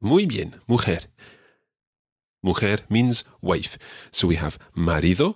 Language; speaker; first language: Spanish; non-native, fluent; English